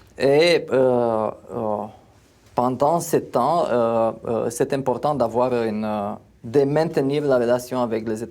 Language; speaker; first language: French; non-native, fluent; Romanian